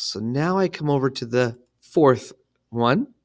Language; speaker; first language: English; native; English